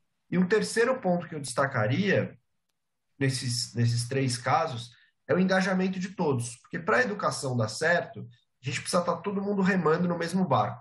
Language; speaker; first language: Portuguese; native; Portuguese